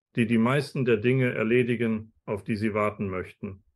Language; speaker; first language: German; non-native, fluent; Spanish